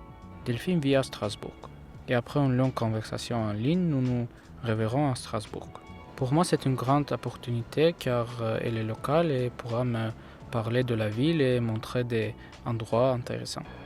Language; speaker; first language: French; non-native, learner; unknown